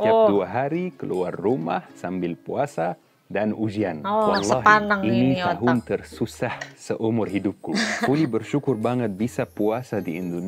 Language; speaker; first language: Indonesian; non-native, fluent; Arabic